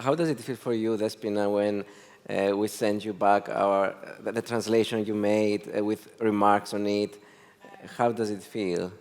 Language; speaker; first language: English; non-native, fluent; Greek